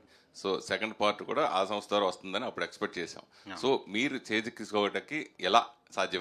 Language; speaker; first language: Telugu; native; Telugu